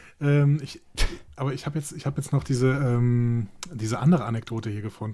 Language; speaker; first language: German; native; German